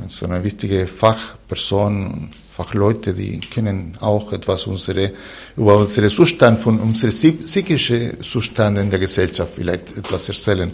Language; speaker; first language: German; non-native, fluent; Spanish